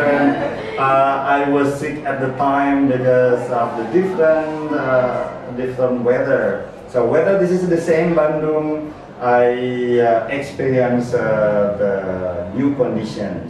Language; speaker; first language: English; non-native, learner; Indonesian